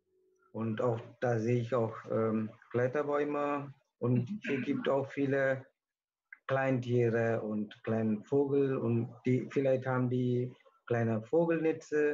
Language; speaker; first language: German; non-native, learner; Tamil